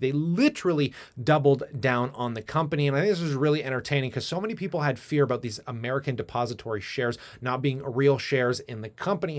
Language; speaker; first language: English; native; English